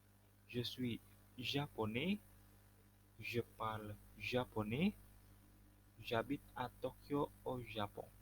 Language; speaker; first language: French; non-native, fluent; Indonesian